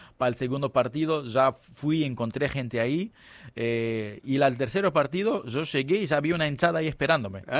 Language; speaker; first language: Spanish; non-native, fluent; Kabuverdianu